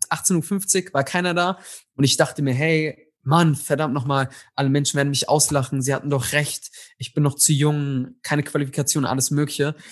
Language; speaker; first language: German; early bilingual, other home language; Tigrinya